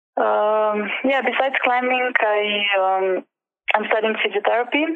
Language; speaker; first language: English; non-native, learner; Slovenian